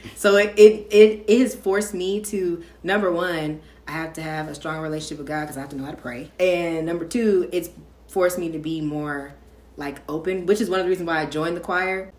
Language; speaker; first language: English; native; English